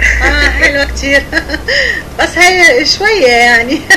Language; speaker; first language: Arabic; native; Arabic